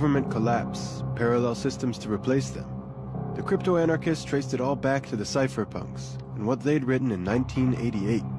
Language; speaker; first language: English; non-native, fluent; Hebrew